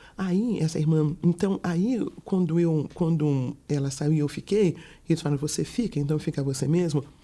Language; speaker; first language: Portuguese; native; Portuguese